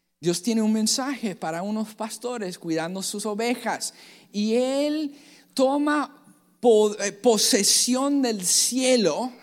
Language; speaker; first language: Spanish; native; Spanish